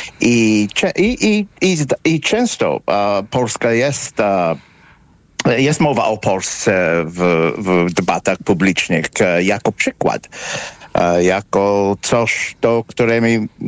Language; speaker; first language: Polish; non-native, fluent; English